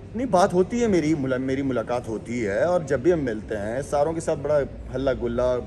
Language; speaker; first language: Urdu; non-native, local second language; Pashto